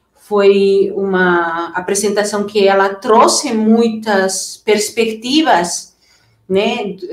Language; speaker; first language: Portuguese; non-native, fluent; Spanish